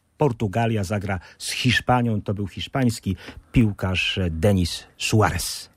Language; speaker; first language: Polish; native; Polish